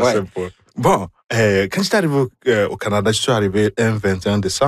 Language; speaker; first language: French; non-native, fluent; Igbo